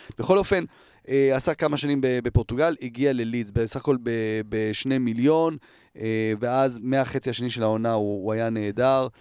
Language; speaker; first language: Hebrew; native; Hebrew